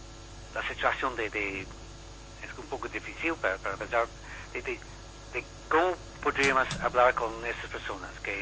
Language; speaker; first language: Spanish; non-native, learner; English